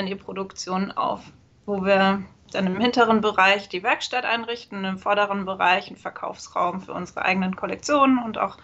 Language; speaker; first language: German; native; German